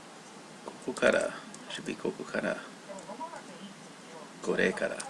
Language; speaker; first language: Japanese; non-native, learner; English